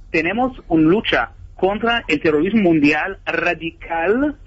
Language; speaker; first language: Spanish; non-native, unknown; Hebrew